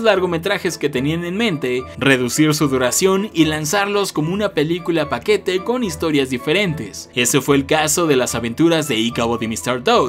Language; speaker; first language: Spanish; native; Spanish